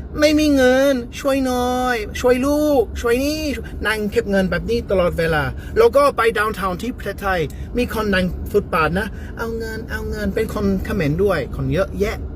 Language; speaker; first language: Thai; non-native, learner; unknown